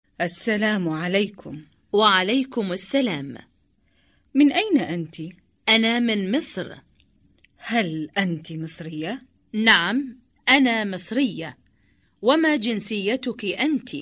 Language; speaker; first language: Arabic; non-native, learner; Indonesian